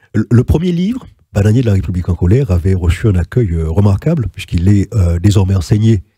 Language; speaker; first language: French; native; French